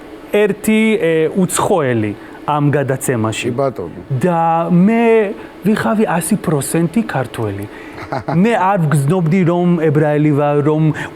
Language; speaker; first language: Georgian; non-native, learner; Hebrew